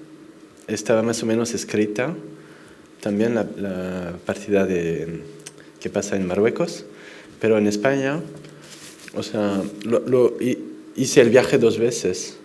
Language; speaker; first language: Spanish; non-native, fluent; French